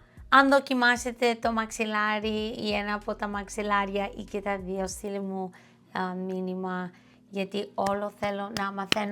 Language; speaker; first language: Greek; early bilingual, heritage; Greek